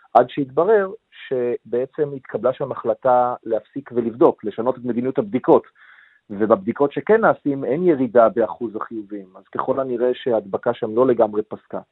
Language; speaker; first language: Hebrew; native; Hebrew